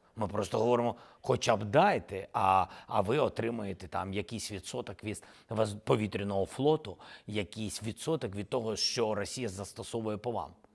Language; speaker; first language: Ukrainian; non-native, local second language; Russian